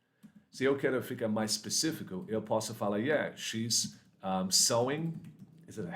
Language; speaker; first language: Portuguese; non-native, learner; English